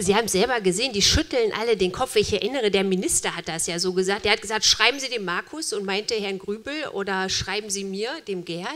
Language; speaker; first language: German; native; German